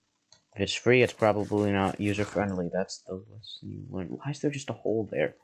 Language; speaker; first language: English; native; English